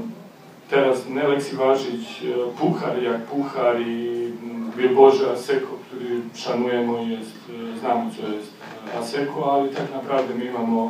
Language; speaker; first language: Polish; non-native, fluent; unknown